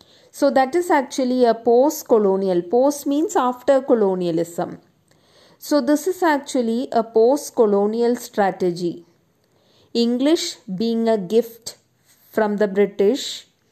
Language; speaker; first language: English; non-native, local second language; Malayalam